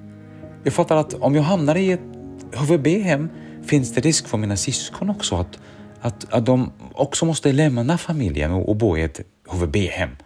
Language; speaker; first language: Swedish; early bilingual, other home language; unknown